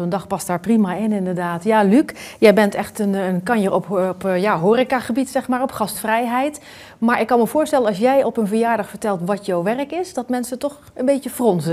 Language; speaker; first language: Dutch; native; Dutch